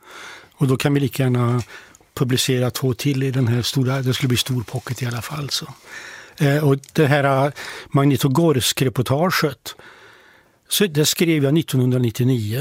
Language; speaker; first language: Swedish; native; Swedish